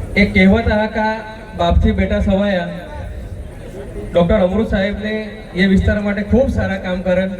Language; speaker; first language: Gujarati; non-native, local second language; Kukna